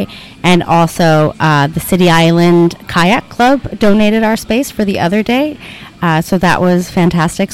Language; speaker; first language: English; native; English